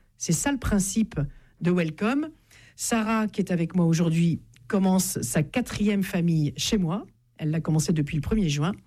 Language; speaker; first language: French; native; French